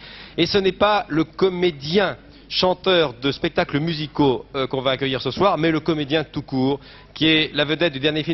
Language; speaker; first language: French; native; French